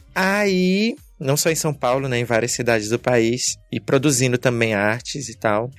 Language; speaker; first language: Portuguese; native; Portuguese